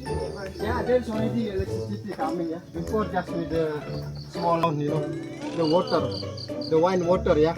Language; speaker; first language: English; non-native, learner; Indonesian